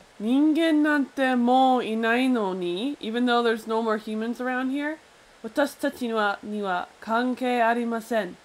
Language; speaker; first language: Japanese; non-native, learner; English